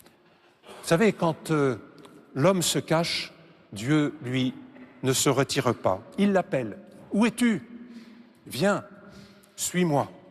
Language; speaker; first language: French; native; French